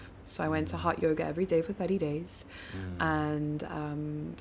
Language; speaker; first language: English; native; English